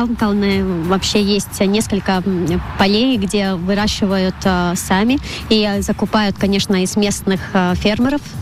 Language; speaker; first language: Russian; non-native, local second language; Latvian